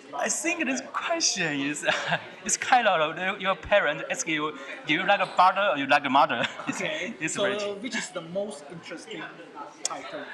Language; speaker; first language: English; non-native, fluent; Chinese